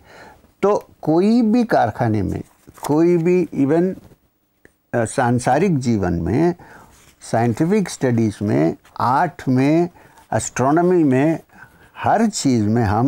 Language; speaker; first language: Hindi; non-native, local second language; Malayalam